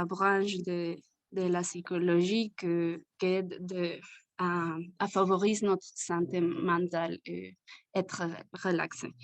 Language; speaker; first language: French; non-native, learner; Spanish